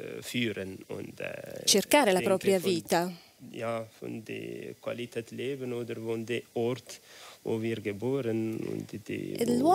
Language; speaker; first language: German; non-native, learner; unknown